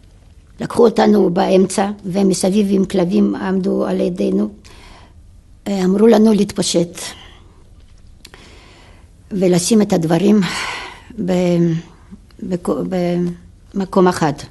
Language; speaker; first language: Hebrew; non-native, fluent; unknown